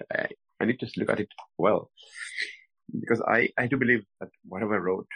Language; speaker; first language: English; non-native, fluent; French